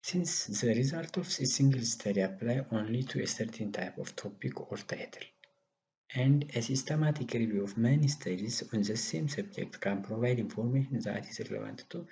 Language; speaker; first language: English; non-native, local second language; Amharic